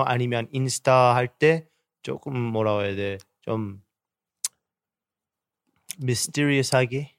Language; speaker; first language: Korean; early bilingual, heritage; Korean